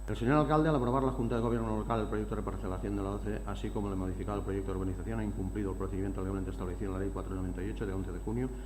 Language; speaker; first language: Spanish; non-native, local second language; Catalan